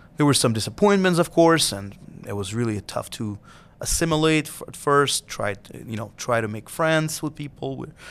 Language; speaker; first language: English; non-native, fluent; Russian